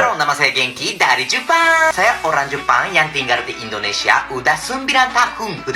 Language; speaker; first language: Indonesian; non-native, fluent; Japanese